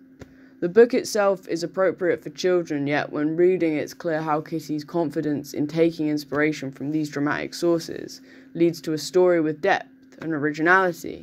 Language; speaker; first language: English; native; English